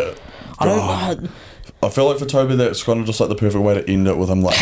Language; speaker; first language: English; native; English